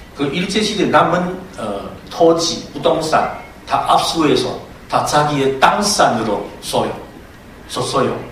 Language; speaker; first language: Korean; non-native, fluent; Chinese